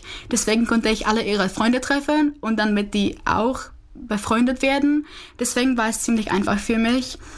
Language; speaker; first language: German; non-native, fluent; Czech